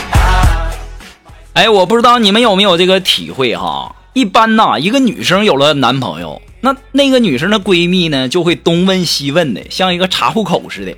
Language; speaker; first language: Chinese; native; Chinese